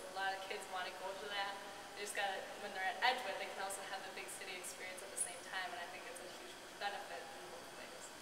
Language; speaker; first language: English; native; English